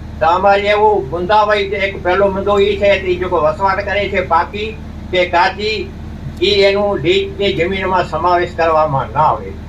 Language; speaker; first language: Gujarati; non-native, local second language; Kachhi